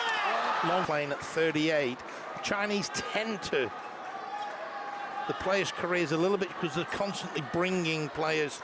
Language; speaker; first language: English; native; English